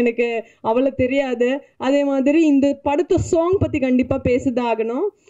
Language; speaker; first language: Tamil; non-native, learner; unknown